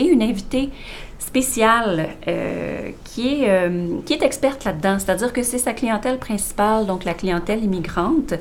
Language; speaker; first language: French; native; French